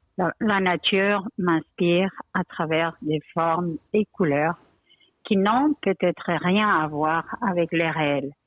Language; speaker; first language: French; non-native, fluent; Spanish